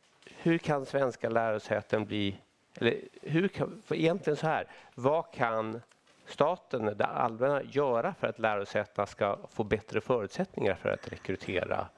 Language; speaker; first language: Swedish; native; Swedish